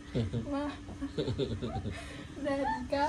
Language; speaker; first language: Arabic; non-native, learner; Indonesian